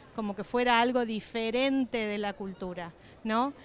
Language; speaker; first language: Spanish; native; Spanish